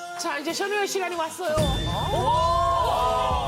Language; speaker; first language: Korean; native; Korean